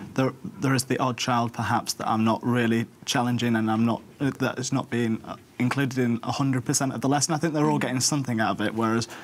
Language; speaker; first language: English; native; English